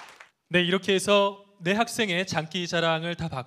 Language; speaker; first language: Korean; native; Korean